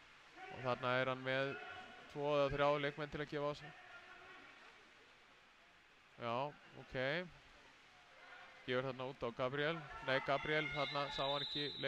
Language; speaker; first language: Icelandic; native; Icelandic